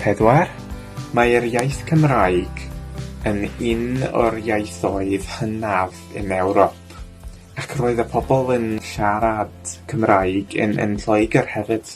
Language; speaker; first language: Welsh; non-native, learner; English